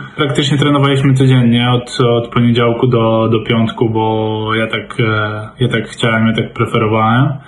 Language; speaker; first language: Polish; native; Polish